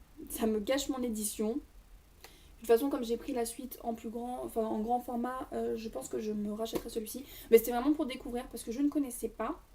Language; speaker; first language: French; native; French